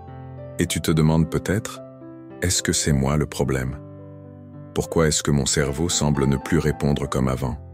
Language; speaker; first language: French; native; French